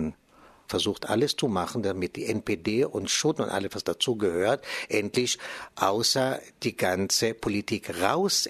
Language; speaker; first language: German; non-native, fluent; Hebrew